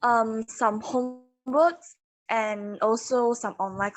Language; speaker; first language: English; non-native, learner; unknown